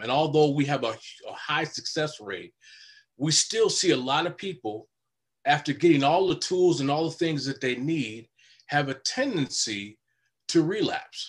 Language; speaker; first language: English; native; English